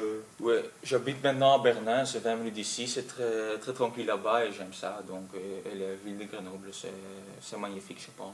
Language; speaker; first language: French; non-native, local second language; Dutch